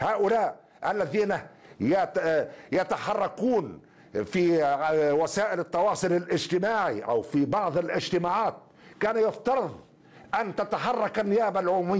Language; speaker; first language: Arabic; native; Arabic